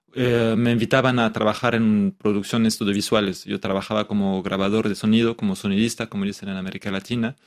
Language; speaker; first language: Spanish; non-native, fluent; French